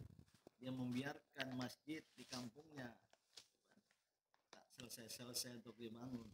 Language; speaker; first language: Indonesian; native; Indonesian